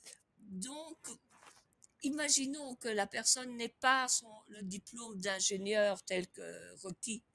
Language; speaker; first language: French; non-native, fluent; German